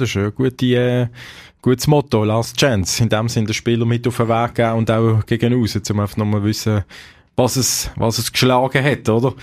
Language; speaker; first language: German; native; German